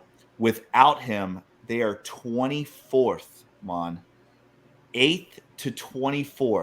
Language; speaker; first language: English; native; English